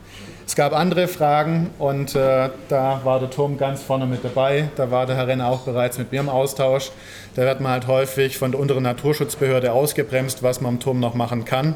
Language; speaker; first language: German; native; German